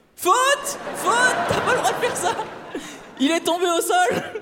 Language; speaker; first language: French; native; French